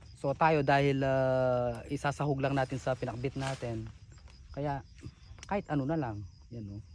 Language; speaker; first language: Filipino; non-native, local second language; Pampanga